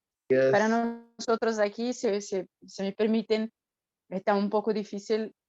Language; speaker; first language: Spanish; non-native, fluent; Portuguese